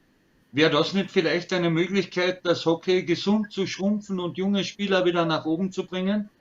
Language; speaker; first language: German; native; German